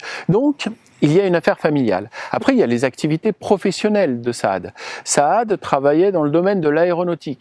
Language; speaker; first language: French; native; French